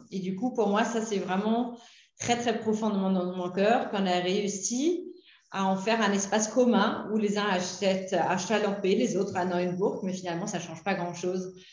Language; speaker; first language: French; non-native, fluent; German